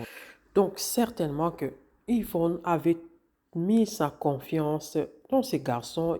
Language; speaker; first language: French; non-native, local second language; Lingala